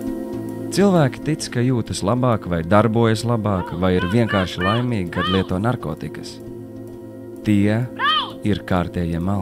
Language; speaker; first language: Latvian; native; Latvian